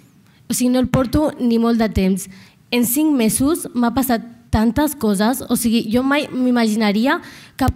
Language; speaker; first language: Catalan; non-native, local second language; Arabic